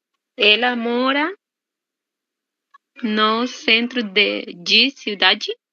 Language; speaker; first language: Portuguese; non-native, learner; Spanish